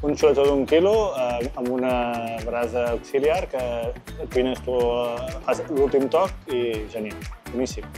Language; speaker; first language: Catalan; native; Catalan